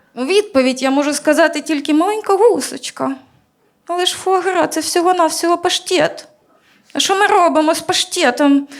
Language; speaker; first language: Ukrainian; native; Ukrainian